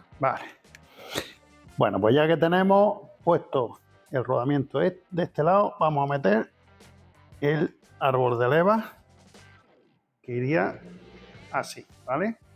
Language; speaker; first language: Spanish; native; Spanish